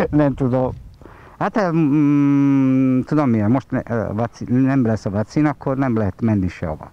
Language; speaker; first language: Hungarian; non-native, learner; Italian